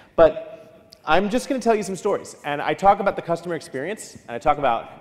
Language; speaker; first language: English; native; English